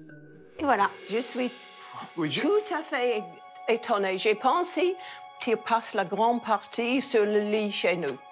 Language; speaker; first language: French; non-native, learner; English